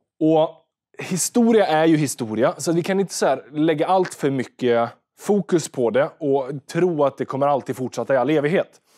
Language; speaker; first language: Swedish; native; Swedish